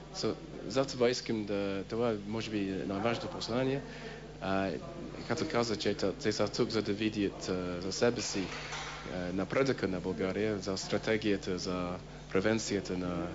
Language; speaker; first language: Bulgarian; non-native, fluent; English